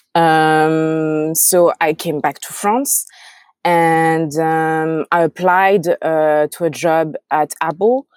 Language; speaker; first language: English; non-native, fluent; French